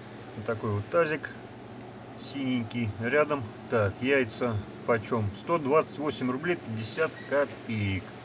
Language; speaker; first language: Russian; native; Russian